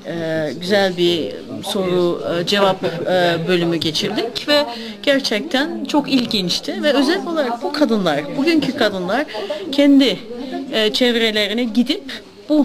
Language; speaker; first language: Turkish; early bilingual, heritage; Turkish